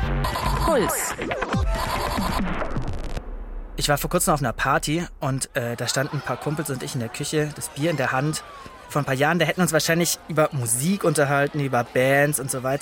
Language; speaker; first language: German; native; German